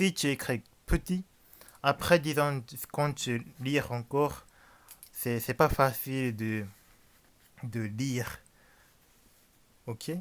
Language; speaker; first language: French; non-native, learner; Japanese